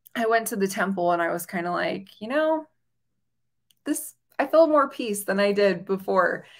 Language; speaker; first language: English; native; English